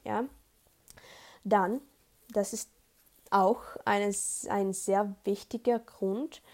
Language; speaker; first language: German; non-native, learner; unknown